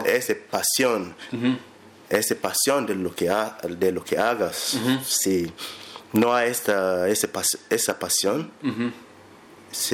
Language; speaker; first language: Spanish; non-native, learner; English